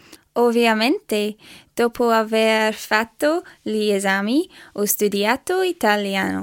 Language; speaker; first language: Italian; non-native, learner; English